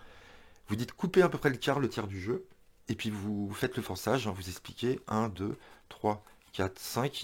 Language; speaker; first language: French; native; French